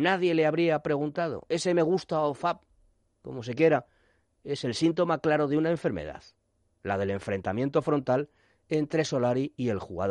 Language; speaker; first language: Spanish; native; Spanish